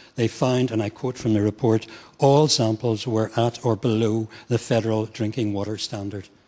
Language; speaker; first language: English; native; English